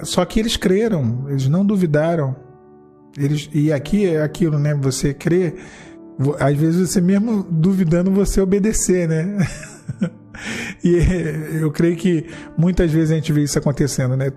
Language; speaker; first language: Portuguese; native; Portuguese